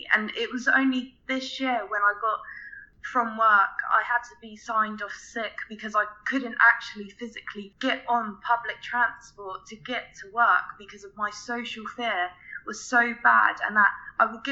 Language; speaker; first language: English; native; English